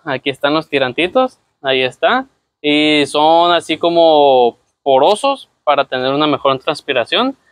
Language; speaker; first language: Spanish; native; Spanish